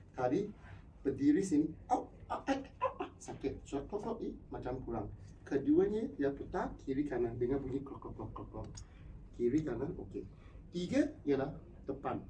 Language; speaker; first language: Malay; non-native, local second language; Cantonese